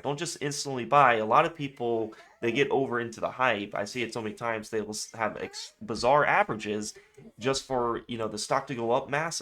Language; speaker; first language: English; native; English